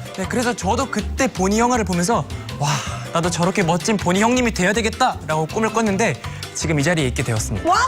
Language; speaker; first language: Korean; native; Korean